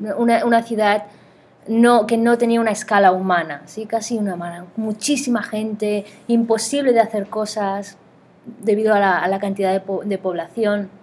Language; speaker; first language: Spanish; native; Spanish